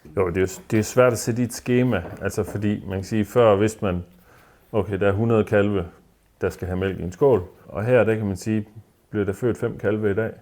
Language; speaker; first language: Danish; native; Danish